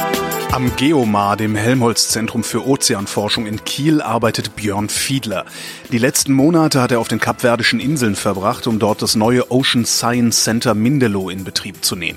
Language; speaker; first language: German; native; German